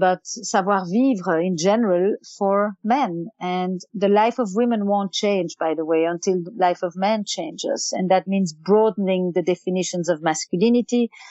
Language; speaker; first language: English; non-native, fluent; Yiddish